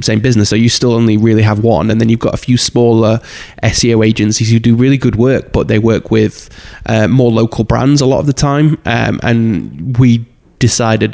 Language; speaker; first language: English; native; English